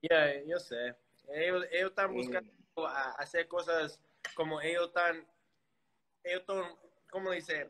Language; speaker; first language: Spanish; early bilingual, heritage; English